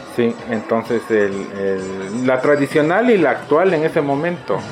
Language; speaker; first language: Spanish; native; Spanish